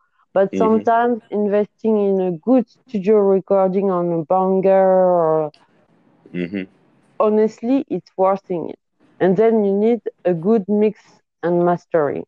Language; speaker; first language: English; non-native, fluent; French